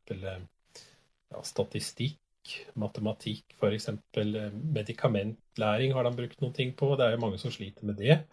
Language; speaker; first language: Norwegian; native; Norwegian